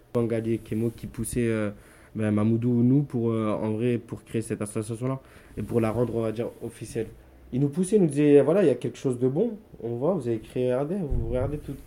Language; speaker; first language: French; native; French